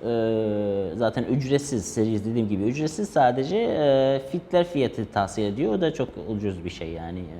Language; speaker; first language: Turkish; non-native, fluent; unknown